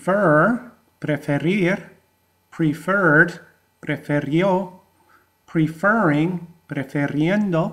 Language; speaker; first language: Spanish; non-native, fluent; English